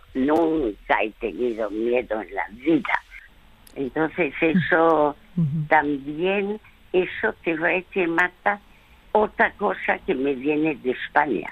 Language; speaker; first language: Spanish; early bilingual, other home language; French